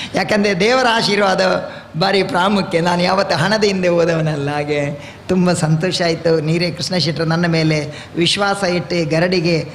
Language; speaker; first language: Kannada; non-native, local second language; Tulu